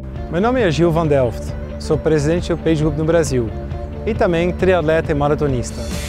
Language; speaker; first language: Portuguese; non-native, fluent; Dutch